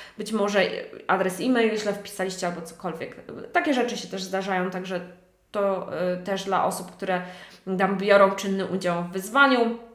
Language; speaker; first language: Polish; native; Polish